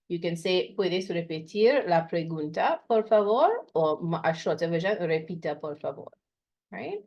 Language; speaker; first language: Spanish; non-native, fluent; English